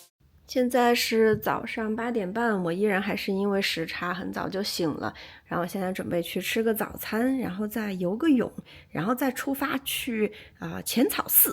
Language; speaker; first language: Chinese; native; Chinese